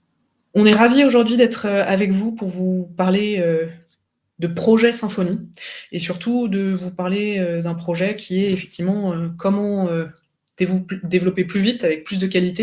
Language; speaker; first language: French; native; French